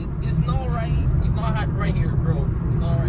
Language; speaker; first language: English; non-native, learner; Portuguese